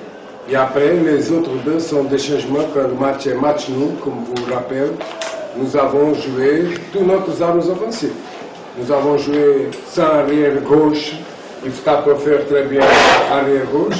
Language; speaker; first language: French; non-native, fluent; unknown